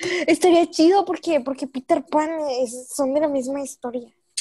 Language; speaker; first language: Spanish; native; Spanish